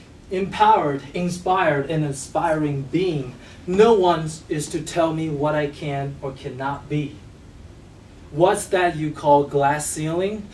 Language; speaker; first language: English; non-native, fluent; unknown